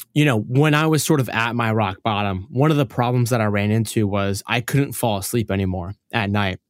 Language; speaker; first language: English; early bilingual, other home language; Arabic